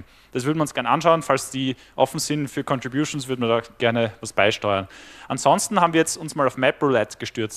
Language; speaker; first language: German; native; German